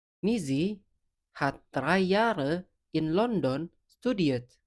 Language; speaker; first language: German; non-native, fluent; Indonesian